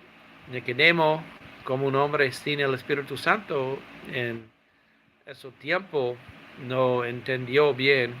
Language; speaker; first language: Spanish; non-native, fluent; English